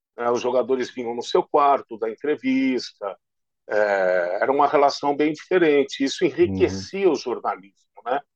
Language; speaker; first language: Portuguese; native; Portuguese